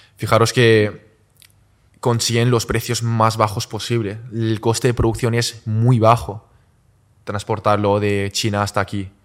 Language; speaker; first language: Spanish; early bilingual, other home language; Chinese